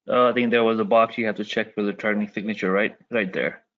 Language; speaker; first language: English; native; English